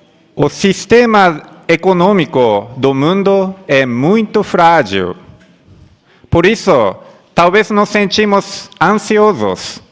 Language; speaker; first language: Portuguese; non-native, fluent; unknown